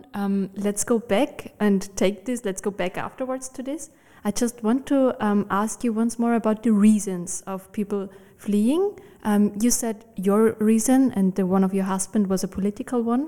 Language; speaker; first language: English; non-native, fluent; German